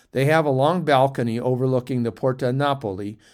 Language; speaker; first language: English; native; English